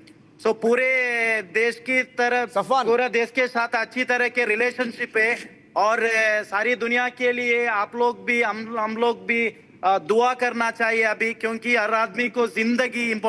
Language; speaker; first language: Hindi; non-native, local second language; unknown